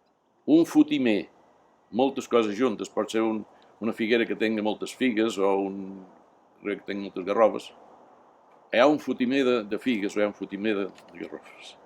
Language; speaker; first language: Catalan; native; Catalan